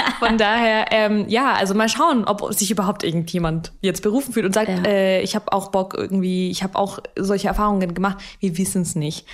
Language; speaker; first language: German; early bilingual, other home language; Russian